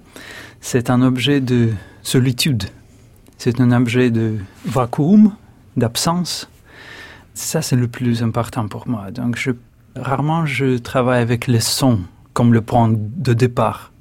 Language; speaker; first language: French; non-native, fluent; Russian